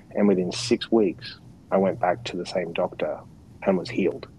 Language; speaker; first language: English; native; English